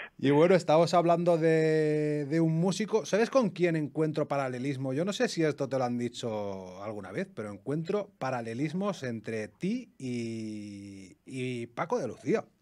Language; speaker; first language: Spanish; native; Spanish